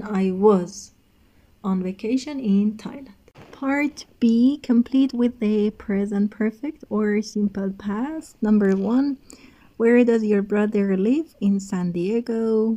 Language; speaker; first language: English; non-native, fluent; Persian